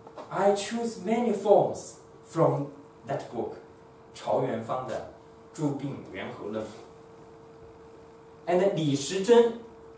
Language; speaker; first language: English; non-native, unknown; Chinese